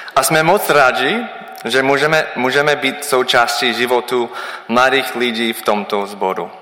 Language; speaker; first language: Czech; non-native, learner; English